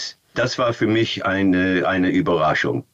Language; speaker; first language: German; non-native, fluent; English